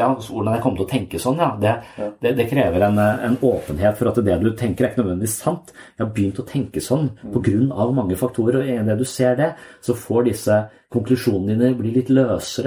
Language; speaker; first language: Norwegian; native; Norwegian